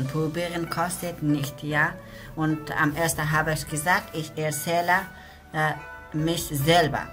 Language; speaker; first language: German; non-native, learner; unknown